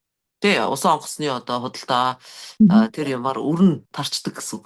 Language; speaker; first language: Mongolian; native; Mongolian